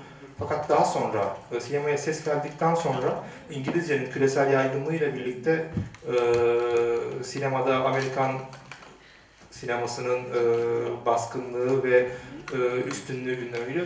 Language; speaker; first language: Turkish; native; Turkish